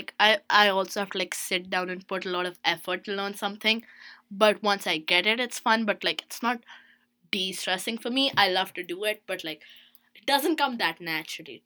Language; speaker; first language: English; non-native, local second language; Hindi